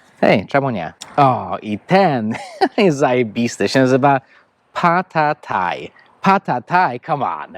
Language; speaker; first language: Polish; non-native, fluent; English